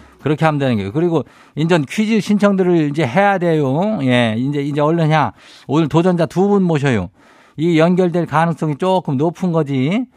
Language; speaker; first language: Korean; native; Korean